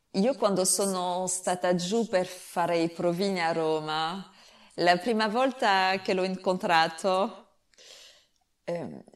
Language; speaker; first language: Italian; non-native, fluent; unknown